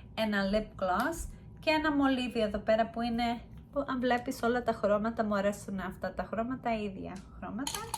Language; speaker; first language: Greek; early bilingual, heritage; Greek